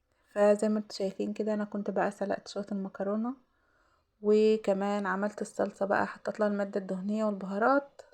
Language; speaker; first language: Arabic; native; Arabic